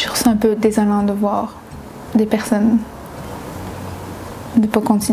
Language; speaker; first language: French; non-native, local second language; Innu-aimun